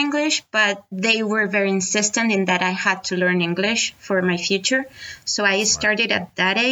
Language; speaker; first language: English; non-native, fluent; Spanish